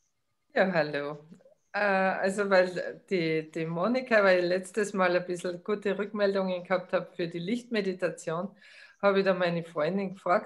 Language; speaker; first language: German; native; German